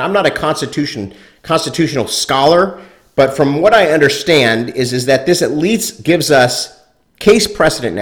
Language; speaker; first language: English; native; English